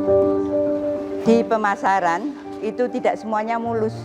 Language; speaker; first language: Indonesian; non-native, local second language; Javanese